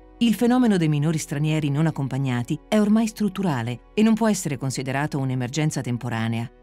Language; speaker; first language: Italian; native; Italian